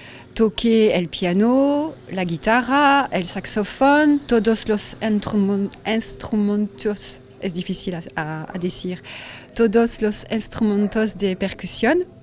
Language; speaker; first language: Spanish; non-native, learner; French